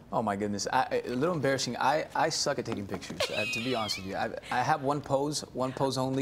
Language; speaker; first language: English; early bilingual, other home language; Spanish